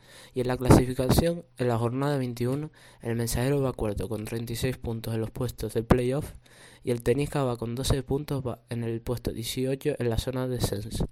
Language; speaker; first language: Spanish; native; Spanish